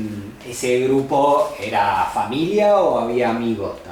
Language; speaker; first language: Spanish; native; Spanish